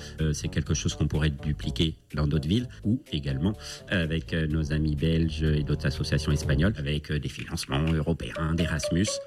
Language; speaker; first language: French; native; French